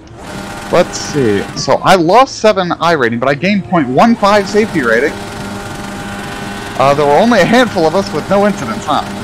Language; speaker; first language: English; native; English